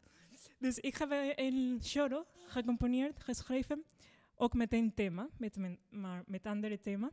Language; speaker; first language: Dutch; non-native, fluent; Spanish